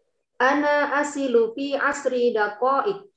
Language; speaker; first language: Arabic; non-native, learner; Indonesian